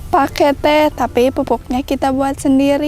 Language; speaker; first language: Indonesian; native; Indonesian